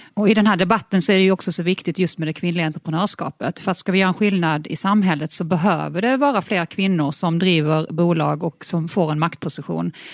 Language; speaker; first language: Swedish; native; Swedish